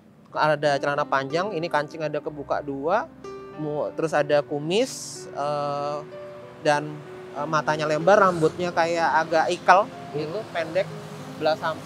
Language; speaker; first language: Indonesian; native; Indonesian